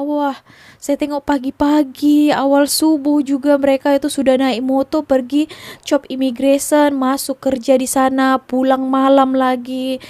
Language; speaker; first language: Indonesian; native; Indonesian